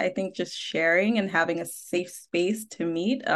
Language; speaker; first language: English; non-native, local second language; Akan